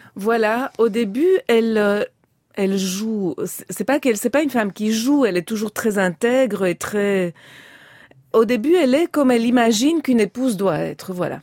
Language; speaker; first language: French; early bilingual, other home language; Romanian